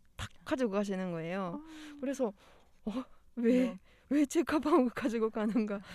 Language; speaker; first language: Korean; non-native, fluent; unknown